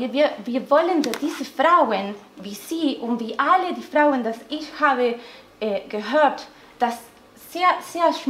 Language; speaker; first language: German; non-native, learner; Spanish